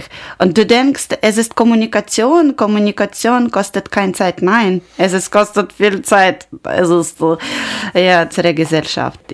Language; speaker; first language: German; non-native, learner; Ukrainian